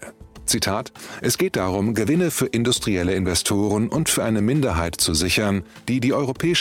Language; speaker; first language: German; native; German